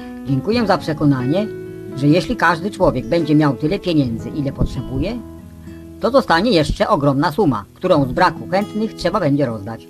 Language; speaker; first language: Polish; native; Polish